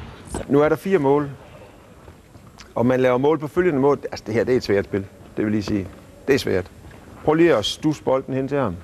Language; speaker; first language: Danish; native; Danish